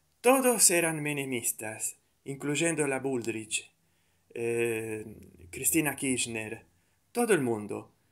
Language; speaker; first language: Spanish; non-native, fluent; Italian